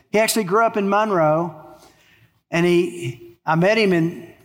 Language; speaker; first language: English; native; English